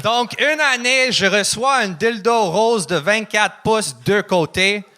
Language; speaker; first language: French; non-native, learner; Russian